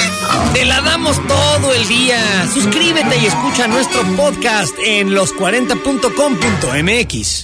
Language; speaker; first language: Spanish; native; Spanish